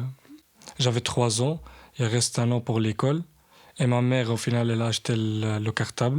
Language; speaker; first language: French; non-native, learner; Arabic